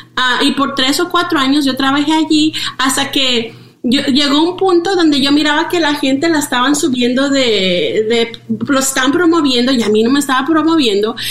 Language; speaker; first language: Spanish; early bilingual, heritage; Spanish